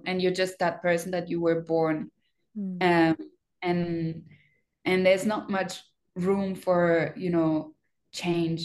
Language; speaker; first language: English; non-native, fluent; German